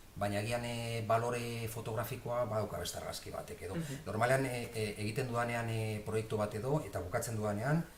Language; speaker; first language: Basque; non-native, local second language; Spanish